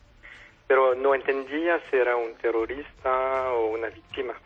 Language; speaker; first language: Spanish; non-native, fluent; French